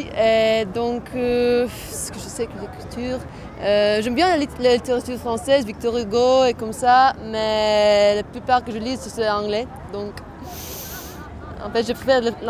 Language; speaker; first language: French; non-native, fluent; Latvian